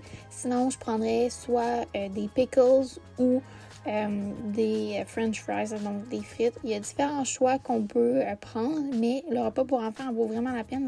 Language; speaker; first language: French; native; French